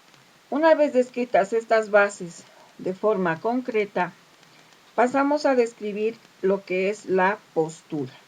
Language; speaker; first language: Spanish; native; Spanish